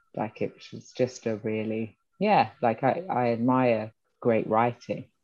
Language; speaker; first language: English; early bilingual, other home language; Yoruba